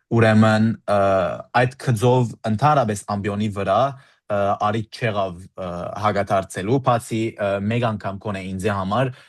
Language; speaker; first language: Armenian; early bilingual, heritage; Armenian